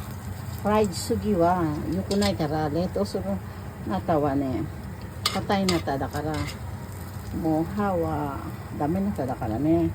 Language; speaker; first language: Japanese; non-native, learner; Filipino